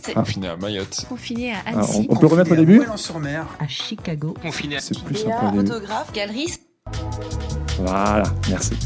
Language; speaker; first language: French; native; French